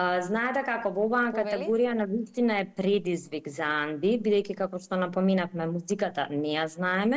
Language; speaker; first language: Macedonian; native; Macedonian